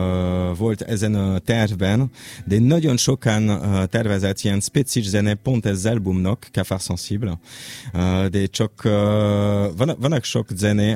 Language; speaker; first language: Hungarian; non-native, learner; French